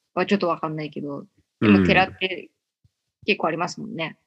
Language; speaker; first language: Japanese; native; Japanese